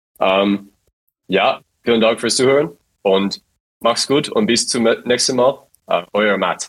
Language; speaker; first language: German; non-native, fluent; English